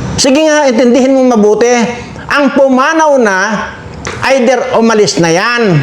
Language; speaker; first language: Filipino; non-native, local second language; Iloko